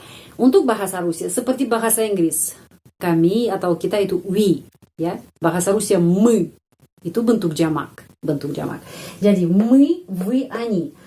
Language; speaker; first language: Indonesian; non-native, fluent; Russian